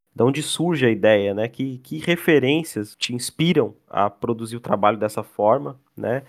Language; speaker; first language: Portuguese; native; Portuguese